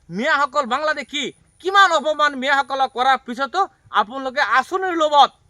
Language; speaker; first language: Assamese; non-native, local second language; Bangla